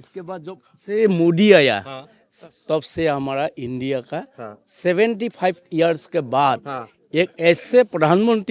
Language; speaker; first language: Hindi; non-native, local second language; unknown